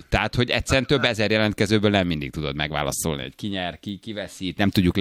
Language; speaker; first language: Hungarian; native; Hungarian